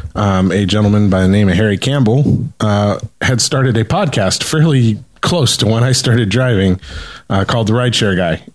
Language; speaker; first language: English; native; English